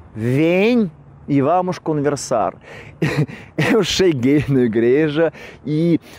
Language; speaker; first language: Portuguese; non-native, learner; Russian